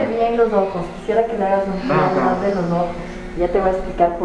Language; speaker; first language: Spanish; native; Spanish